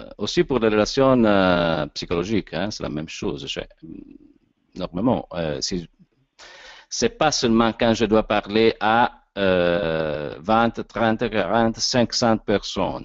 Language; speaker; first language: French; non-native, learner; Italian